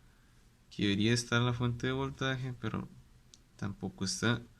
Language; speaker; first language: Spanish; native; Spanish